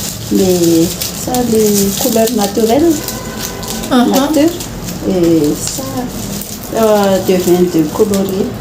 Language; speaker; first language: French; non-native, learner; Malagasy